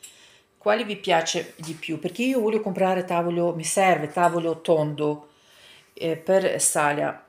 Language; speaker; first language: Italian; non-native, learner; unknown